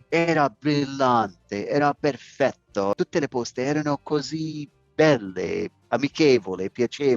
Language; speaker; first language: Italian; non-native, learner; English